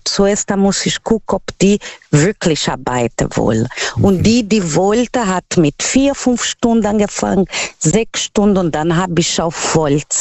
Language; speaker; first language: German; non-native, fluent; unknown